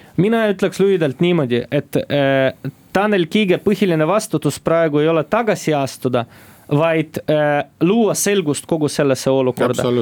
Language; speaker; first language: Estonian; non-native, local second language; Russian